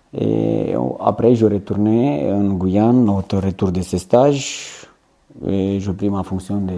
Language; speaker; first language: French; non-native, fluent; Romanian